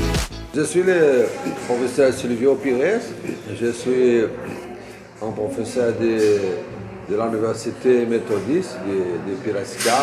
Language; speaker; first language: French; non-native, fluent; Portuguese